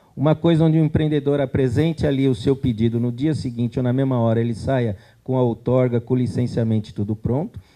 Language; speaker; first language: Portuguese; native; Portuguese